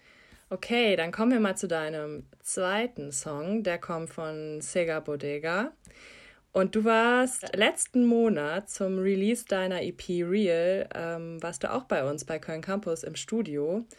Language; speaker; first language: German; native; German